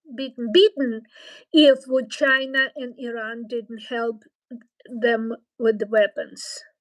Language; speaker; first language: English; non-native, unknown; Ukrainian